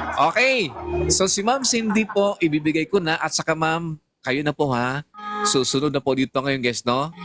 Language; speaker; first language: Filipino; non-native, local second language; Cebuano